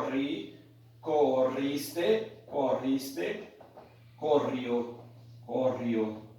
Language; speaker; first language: Spanish; non-native, fluent; Portuguese